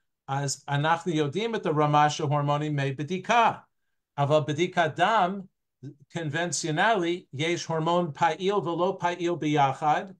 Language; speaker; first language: Hebrew; non-native, fluent; English